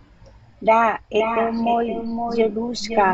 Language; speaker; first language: Russian; non-native, learner; Vietnamese